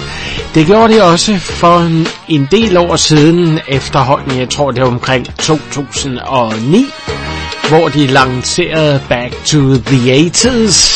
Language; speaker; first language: Danish; native; Danish